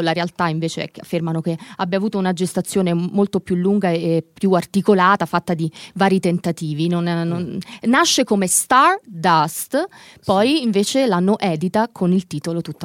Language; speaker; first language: Italian; native; Italian